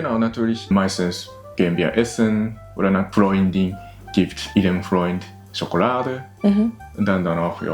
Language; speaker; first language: German; non-native, learner; Japanese